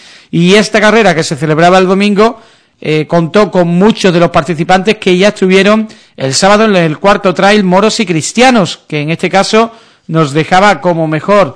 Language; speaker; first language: Spanish; native; Spanish